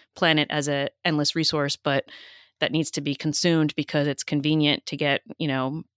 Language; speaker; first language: English; native; English